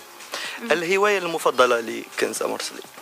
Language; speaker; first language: Arabic; native; Arabic